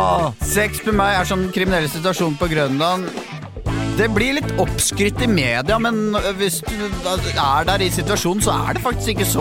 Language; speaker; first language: Norwegian; native; Norwegian